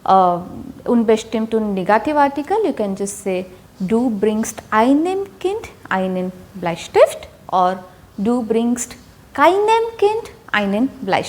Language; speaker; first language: German; non-native, fluent; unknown